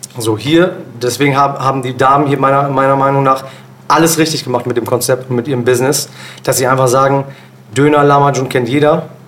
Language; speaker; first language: German; early bilingual, other home language; Turkish